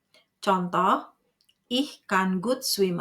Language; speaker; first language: German; non-native, fluent; Indonesian